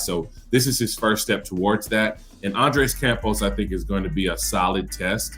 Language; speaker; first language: English; native; English